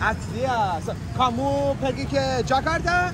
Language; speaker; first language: Indonesian; non-native, learner; Persian